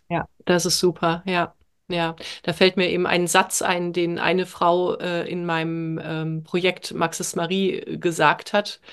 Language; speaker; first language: German; non-native, fluent; Swedish